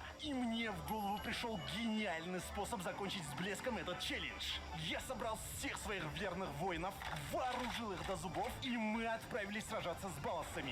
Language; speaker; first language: Russian; native; Russian